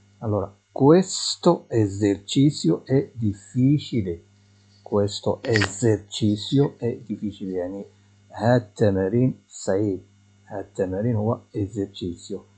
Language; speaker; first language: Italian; non-native, fluent; Arabic